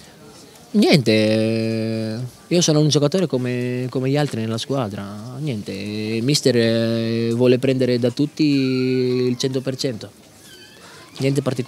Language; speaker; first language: Italian; non-native, fluent; Greek